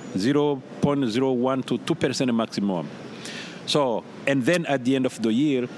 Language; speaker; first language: English; non-native, fluent; Rundi